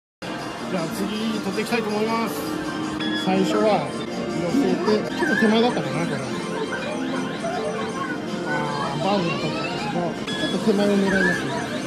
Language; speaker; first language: Japanese; native; Japanese